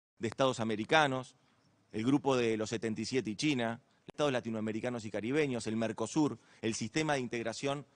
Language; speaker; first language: Spanish; native; Spanish